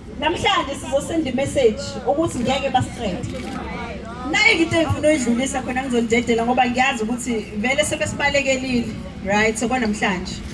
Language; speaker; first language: Zulu; native; Zulu